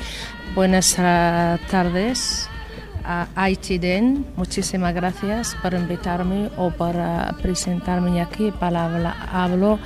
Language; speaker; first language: Spanish; non-native, learner; Arabic